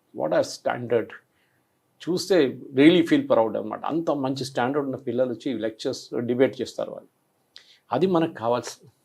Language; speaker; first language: Telugu; non-native, local second language; Malayalam